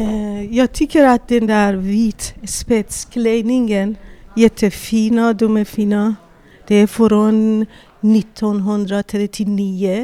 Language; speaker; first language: Swedish; non-native, learner; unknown